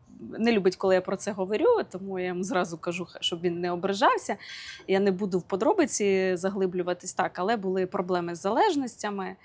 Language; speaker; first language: Ukrainian; native; Ukrainian